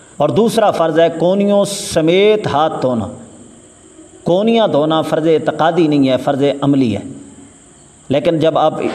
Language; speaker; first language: Urdu; native; Urdu